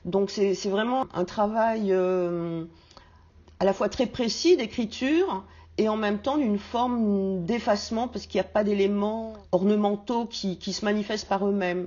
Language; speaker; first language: French; native; French